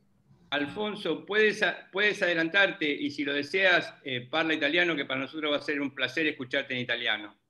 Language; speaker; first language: Spanish; native; Spanish